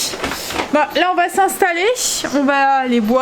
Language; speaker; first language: French; native; French